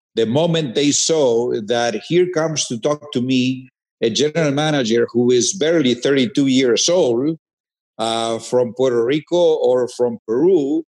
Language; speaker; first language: English; non-native, fluent; Spanish